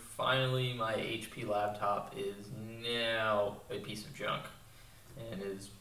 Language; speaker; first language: English; native; English